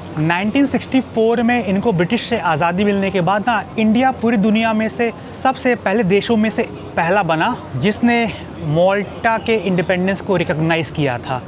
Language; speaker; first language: Hindi; native; Hindi